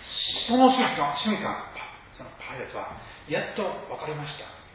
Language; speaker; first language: Japanese; non-native, fluent; English